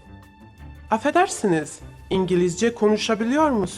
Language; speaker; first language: Turkish; non-native, fluent; Bosnian